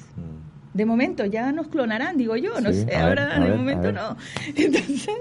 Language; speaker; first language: Spanish; native; Spanish